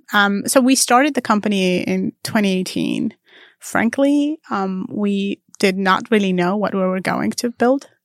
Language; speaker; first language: English; non-native, fluent; Armenian